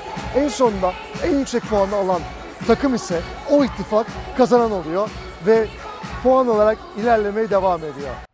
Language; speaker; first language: Turkish; native; Turkish